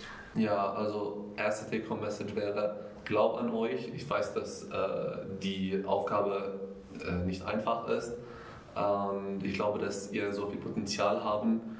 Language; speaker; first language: German; non-native, fluent; Arabic